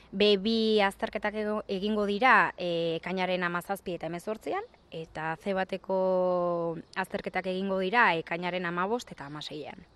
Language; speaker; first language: Basque; native; Basque